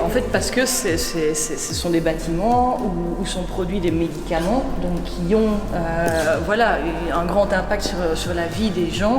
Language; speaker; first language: French; native; French